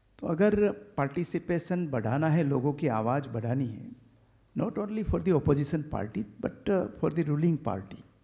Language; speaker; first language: Hindi; non-native, local second language; Gujarati